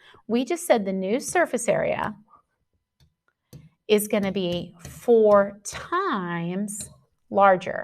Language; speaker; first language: English; native; English